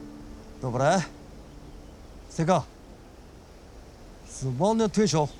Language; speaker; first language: Bulgarian; non-native, learner; Chinese